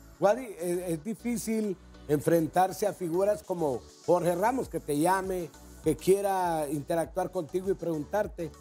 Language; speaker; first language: Spanish; native; Spanish